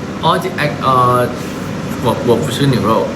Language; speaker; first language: Chinese; non-native, learner; Thai